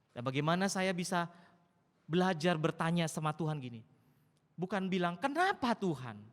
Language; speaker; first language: Indonesian; native; Indonesian